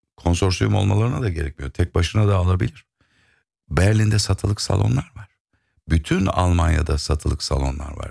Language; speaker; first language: Turkish; native; Turkish